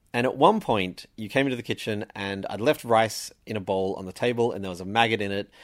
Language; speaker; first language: English; native; English